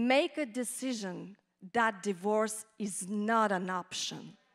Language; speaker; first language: English; non-native, fluent; Bulgarian